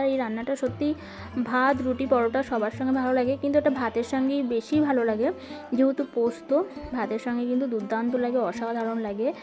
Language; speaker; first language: Bangla; native; Bangla